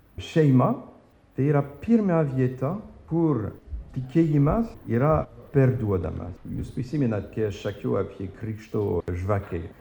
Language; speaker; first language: Lithuanian; non-native, fluent; French